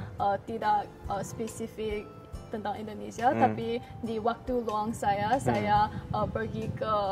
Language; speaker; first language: Indonesian; non-native, learner; Chinese